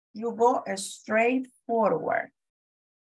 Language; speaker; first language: English; non-native, fluent; Spanish